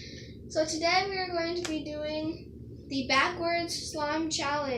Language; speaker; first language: English; native; English